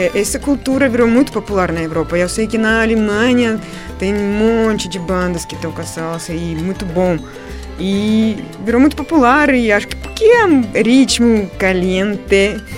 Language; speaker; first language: Portuguese; non-native, fluent; Russian